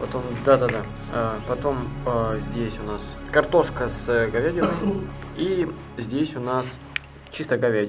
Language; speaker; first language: Russian; native; Russian